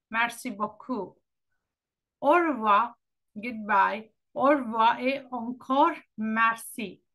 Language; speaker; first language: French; non-native, fluent; Sinhala